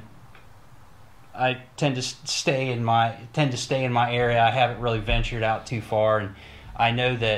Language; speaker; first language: English; native; English